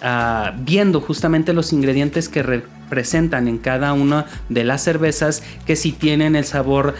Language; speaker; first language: Spanish; native; Spanish